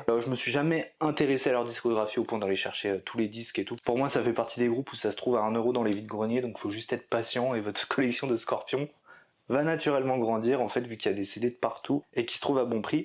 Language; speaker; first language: French; native; French